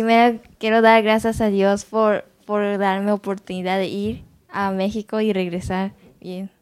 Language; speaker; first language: Spanish; non-native, learner; Japanese